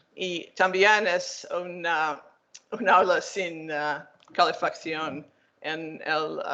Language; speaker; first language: Spanish; non-native, learner; English